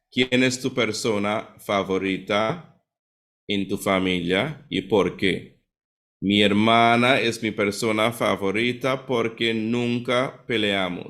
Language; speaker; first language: Spanish; non-native, fluent; English